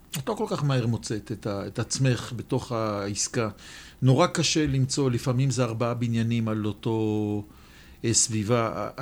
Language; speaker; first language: Hebrew; native; Hebrew